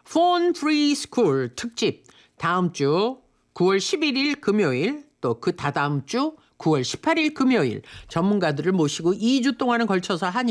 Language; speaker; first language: Korean; native; Korean